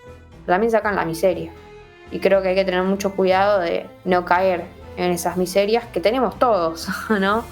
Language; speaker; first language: Spanish; native; Spanish